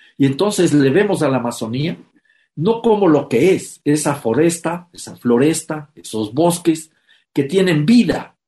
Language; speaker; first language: Spanish; native; Spanish